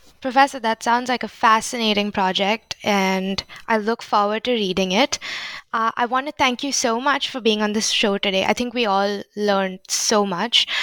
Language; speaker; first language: English; non-native, local second language; Hindi